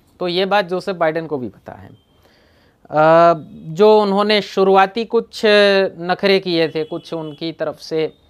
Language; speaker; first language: Hindi; non-native, local second language; Gujarati